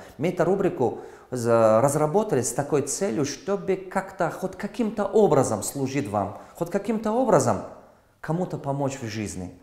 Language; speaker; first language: Russian; non-native, local second language; Tajik